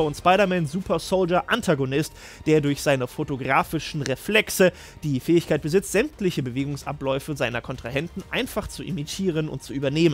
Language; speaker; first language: German; native; German